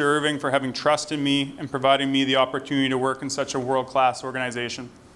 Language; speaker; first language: English; native; English